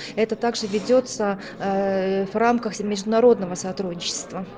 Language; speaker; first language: Russian; native; Russian